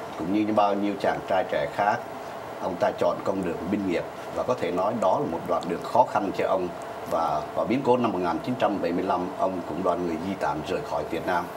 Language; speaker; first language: Vietnamese; native; Vietnamese